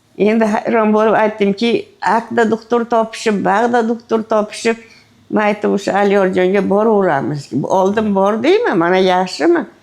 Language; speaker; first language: Uzbek; native; Uzbek